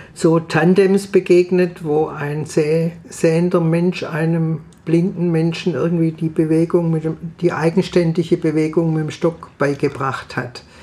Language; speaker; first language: German; native; German